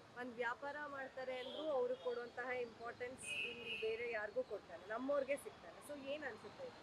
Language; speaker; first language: Kannada; native; Kannada